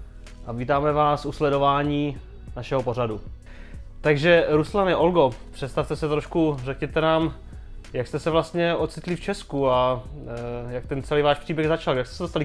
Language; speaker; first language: Czech; native; Czech